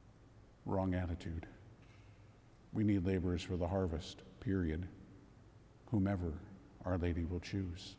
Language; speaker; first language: English; native; English